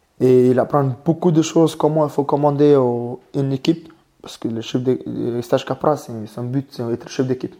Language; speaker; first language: French; non-native, learner; Mongolian